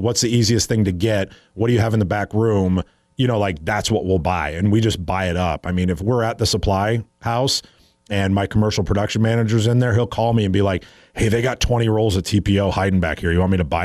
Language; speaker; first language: English; native; English